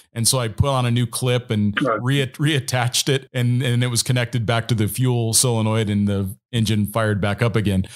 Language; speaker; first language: English; native; English